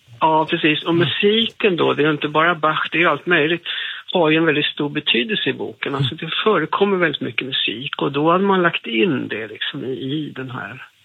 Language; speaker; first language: Swedish; native; Swedish